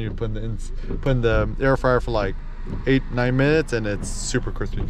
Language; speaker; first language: English; early bilingual, other home language; Korean